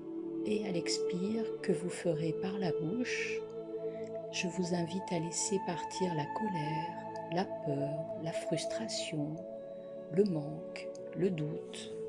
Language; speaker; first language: French; native; French